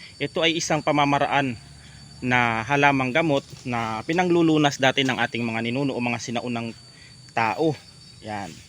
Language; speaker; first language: Filipino; non-native, local second language; Kinaray-a